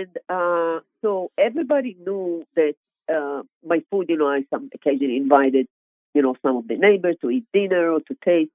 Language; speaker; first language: English; non-native, learner; Hebrew